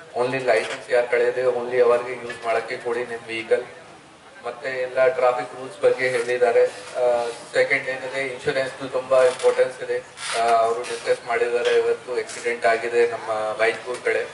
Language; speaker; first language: Kannada; non-native, learner; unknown